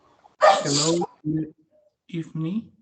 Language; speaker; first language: English; non-native, fluent; Spanish